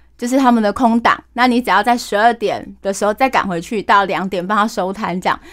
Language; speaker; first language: Chinese; native; Chinese